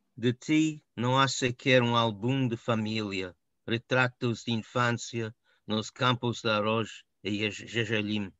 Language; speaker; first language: Portuguese; non-native, fluent; English